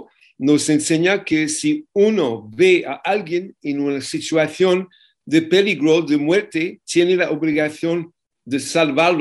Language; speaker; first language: Spanish; non-native, fluent; English